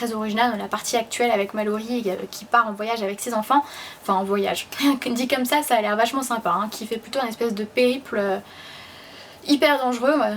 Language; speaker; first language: French; native; French